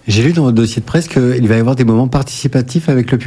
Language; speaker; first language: French; native; French